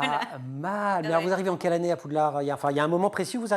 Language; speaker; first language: French; native; French